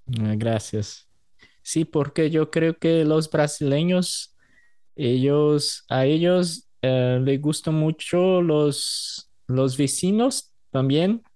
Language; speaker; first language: Spanish; non-native, learner; Portuguese